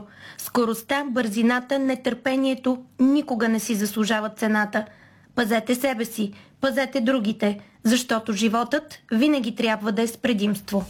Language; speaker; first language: Bulgarian; native; Bulgarian